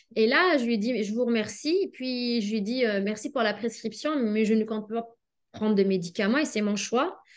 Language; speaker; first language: French; non-native, local second language; Arabic